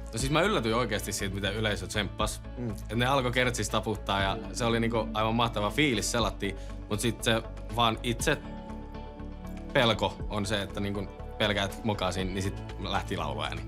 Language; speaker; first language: Finnish; native; Finnish